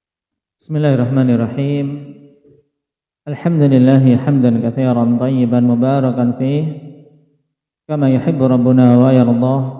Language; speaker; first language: Arabic; non-native, fluent; Indonesian